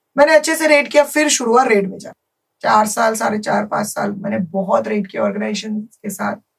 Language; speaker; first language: Hindi; non-native, local second language; Bangla